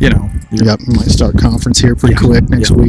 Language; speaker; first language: English; native; English